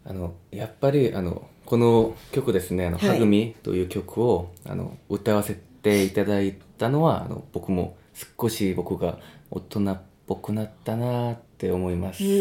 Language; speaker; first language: Japanese; non-native, fluent; Korean